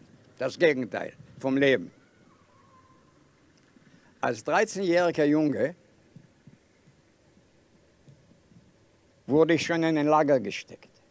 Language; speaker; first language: German; non-native, fluent; Yiddish